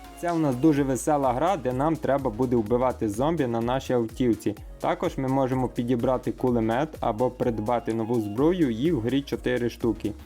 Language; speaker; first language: Ukrainian; native; Ukrainian